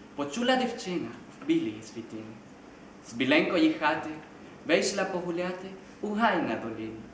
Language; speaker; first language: Ukrainian; non-native, learner; Spanish